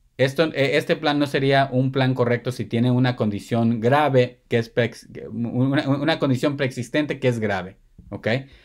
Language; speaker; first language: Spanish; early bilingual, heritage; Spanish